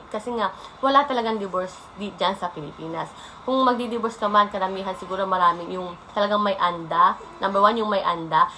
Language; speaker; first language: Filipino; native; Filipino